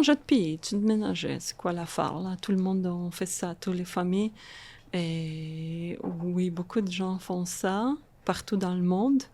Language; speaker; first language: French; non-native, fluent; Russian